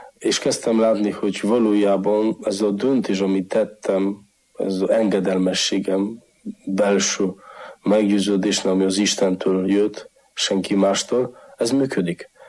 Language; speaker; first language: Hungarian; non-native, fluent; Polish